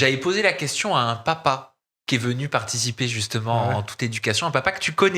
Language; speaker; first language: French; native; French